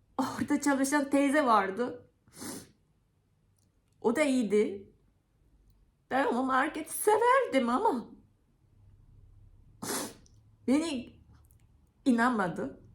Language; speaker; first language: Turkish; non-native, fluent; Japanese